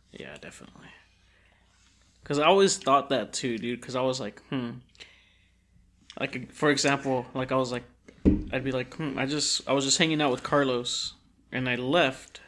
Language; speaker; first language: English; early bilingual, other home language; Spanish